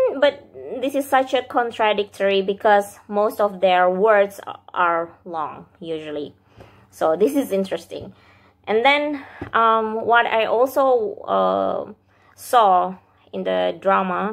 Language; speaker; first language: English; non-native, fluent; Indonesian